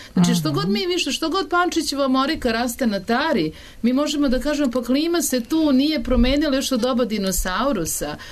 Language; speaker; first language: Serbian; native; Serbian